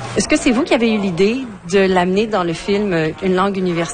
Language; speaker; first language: French; native; French